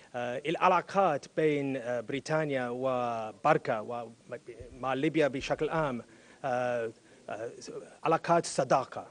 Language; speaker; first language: Arabic; non-native, learner; English